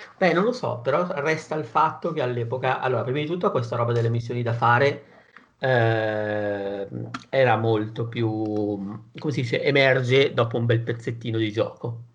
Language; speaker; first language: Italian; native; Italian